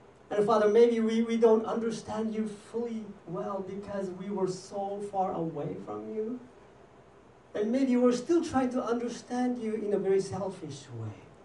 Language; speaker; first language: English; non-native, fluent; Japanese